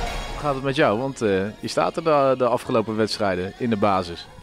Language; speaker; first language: Dutch; native; Dutch